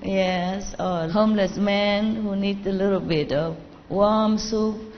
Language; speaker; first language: English; non-native, fluent; Vietnamese